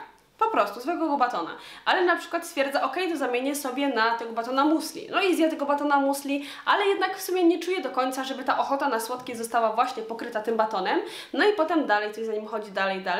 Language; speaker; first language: Polish; native; Polish